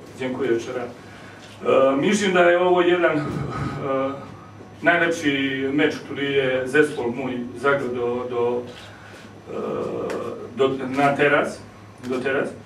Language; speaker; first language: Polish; non-native, learner; Serbian